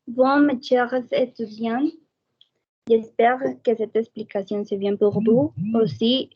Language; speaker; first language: French; non-native, fluent; Spanish